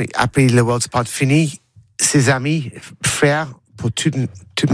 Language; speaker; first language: French; non-native, learner; English